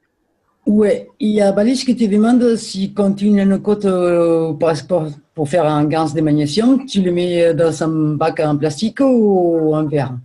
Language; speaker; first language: French; native; French